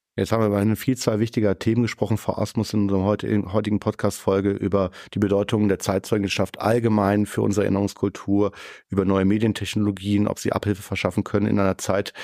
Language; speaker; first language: German; native; German